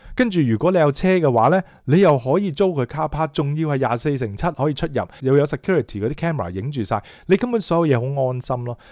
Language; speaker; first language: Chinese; non-native, local second language; Cantonese